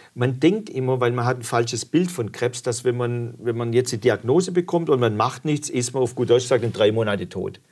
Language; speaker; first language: German; native; German